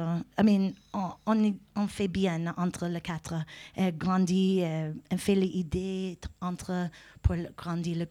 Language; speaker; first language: French; non-native, learner; English